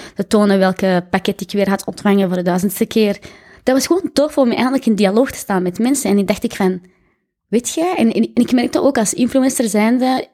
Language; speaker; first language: Dutch; early bilingual, other home language; Arabic